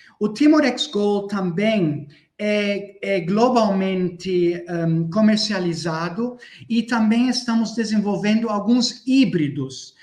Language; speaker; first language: Portuguese; non-native, fluent; German